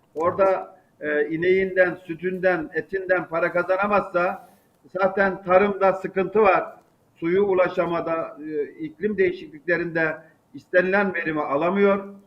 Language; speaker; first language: Turkish; native; Turkish